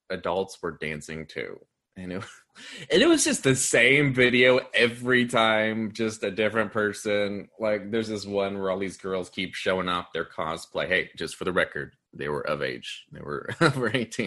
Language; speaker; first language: English; native; English